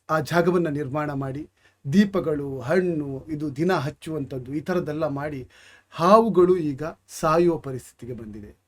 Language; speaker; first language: Kannada; native; Kannada